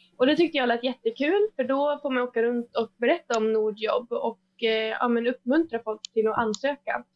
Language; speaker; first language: Swedish; native; Swedish